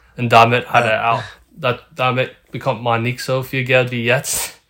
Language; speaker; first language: German; non-native, learner; English